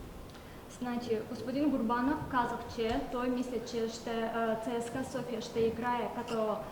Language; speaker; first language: Bulgarian; non-native, learner; Azerbaijani